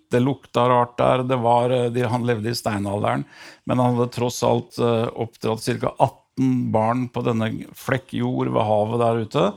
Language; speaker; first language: Norwegian; native; Norwegian